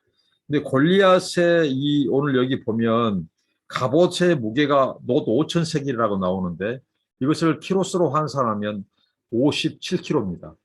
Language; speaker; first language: Korean; native; Korean